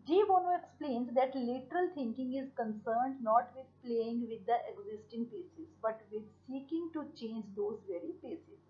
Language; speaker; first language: English; non-native, local second language; Punjabi